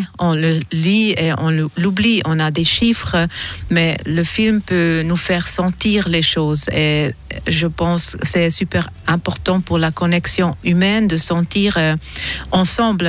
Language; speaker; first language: French; non-native, local second language; German